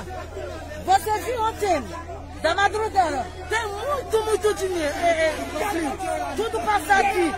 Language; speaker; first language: Portuguese; non-native, learner; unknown